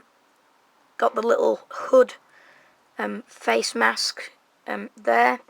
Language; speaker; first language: English; native; English